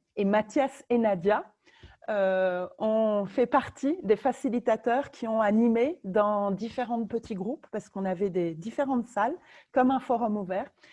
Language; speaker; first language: French; native; French